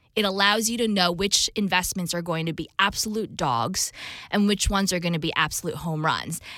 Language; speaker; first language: English; native; English